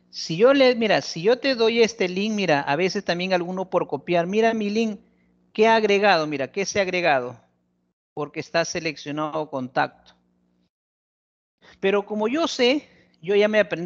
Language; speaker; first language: Spanish; native; Spanish